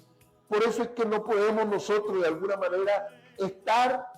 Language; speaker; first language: Spanish; native; Spanish